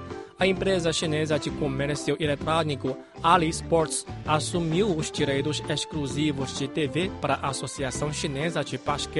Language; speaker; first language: Portuguese; non-native, fluent; Chinese